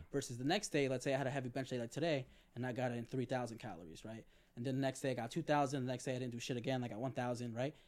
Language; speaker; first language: English; native; English